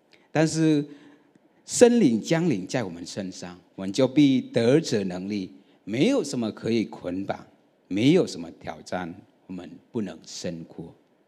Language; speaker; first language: Chinese; non-native, fluent; Vietnamese